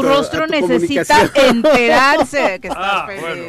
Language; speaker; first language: Spanish; native; Spanish